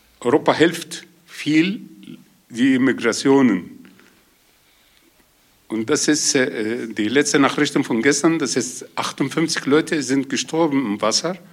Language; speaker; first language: German; non-native, learner; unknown